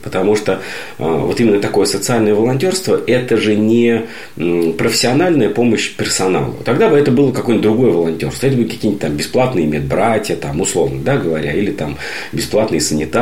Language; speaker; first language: Russian; native; Russian